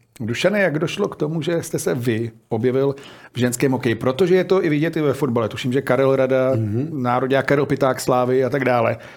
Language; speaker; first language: Czech; native; Czech